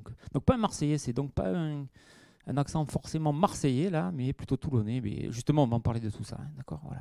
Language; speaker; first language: French; native; French